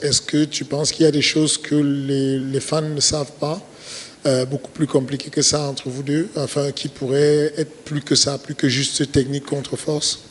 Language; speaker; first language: French; native; French